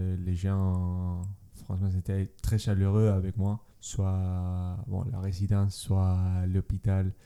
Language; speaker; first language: French; non-native, learner; Spanish